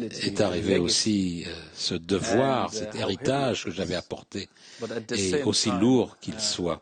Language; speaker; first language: French; non-native, fluent; Persian